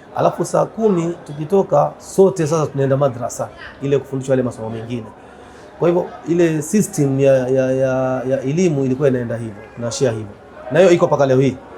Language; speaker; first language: Swahili; native; Swahili